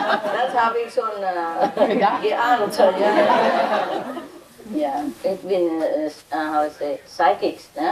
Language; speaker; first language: German; non-native, learner; Vietnamese